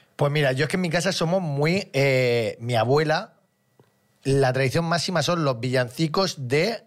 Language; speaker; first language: Spanish; native; Spanish